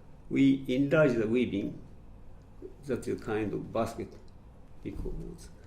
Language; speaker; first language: English; non-native, fluent; Japanese